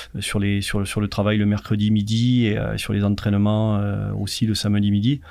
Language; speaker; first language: French; native; French